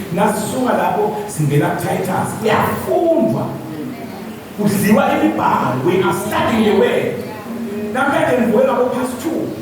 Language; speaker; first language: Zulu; non-native, local second language; Swati